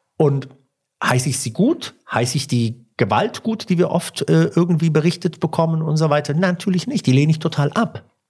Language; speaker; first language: German; early bilingual, other home language; Italian